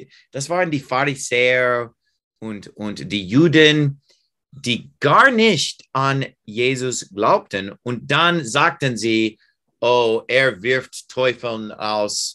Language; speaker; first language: German; non-native, fluent; English